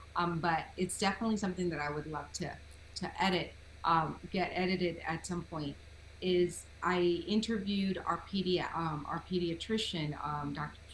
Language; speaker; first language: English; native; English